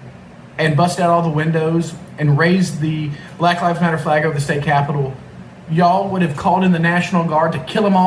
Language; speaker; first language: English; native; English